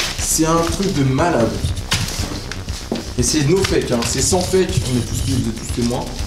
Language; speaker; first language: French; native; French